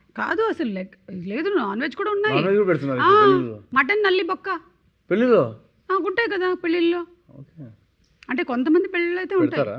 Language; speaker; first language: Telugu; native; Telugu